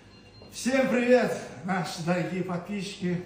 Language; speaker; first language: Russian; non-native, local second language; Turkmen